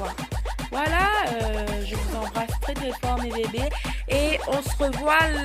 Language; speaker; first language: French; native; French